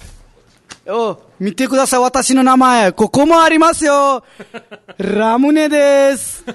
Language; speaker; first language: Japanese; non-native, fluent; Nepali